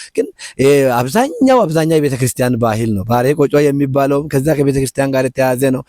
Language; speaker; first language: Amharic; non-native, local second language; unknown